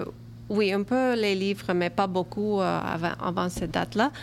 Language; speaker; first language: French; early bilingual, other home language; Romanian